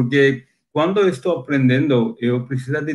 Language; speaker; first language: Portuguese; non-native, local second language; Hindi